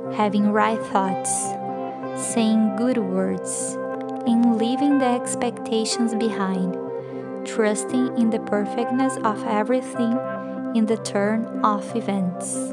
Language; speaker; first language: English; non-native, fluent; Portuguese